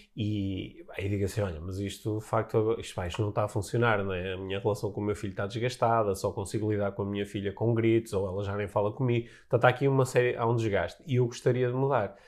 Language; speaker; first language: Portuguese; native; Portuguese